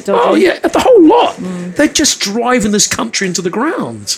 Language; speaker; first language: English; native; English